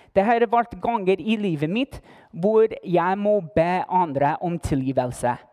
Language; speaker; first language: Norwegian; non-native, fluent; English